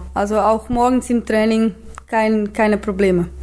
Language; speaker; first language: German; native; German